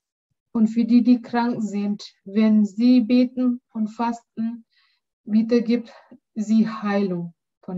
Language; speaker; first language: German; non-native, learner; Indonesian